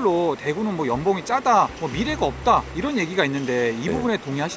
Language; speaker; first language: Korean; native; Korean